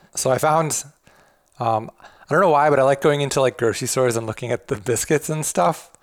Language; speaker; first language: English; native; English